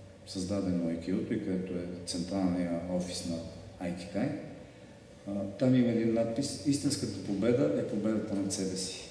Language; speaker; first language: Bulgarian; native; Bulgarian